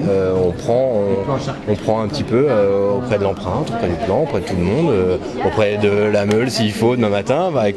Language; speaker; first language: French; native; French